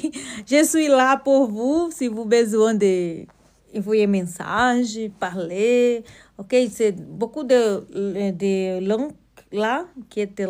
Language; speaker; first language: French; non-native, learner; Portuguese